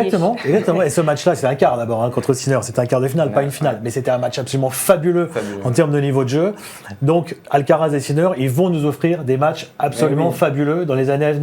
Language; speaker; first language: French; native; French